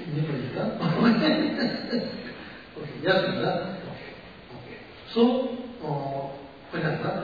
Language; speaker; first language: Russian; non-native, learner; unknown